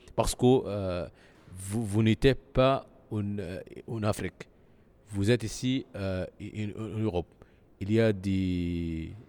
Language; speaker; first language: French; non-native, learner; Arabic